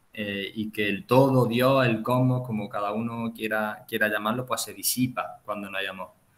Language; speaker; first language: Spanish; native; Spanish